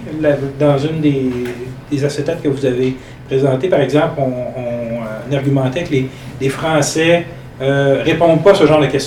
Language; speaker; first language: French; native; French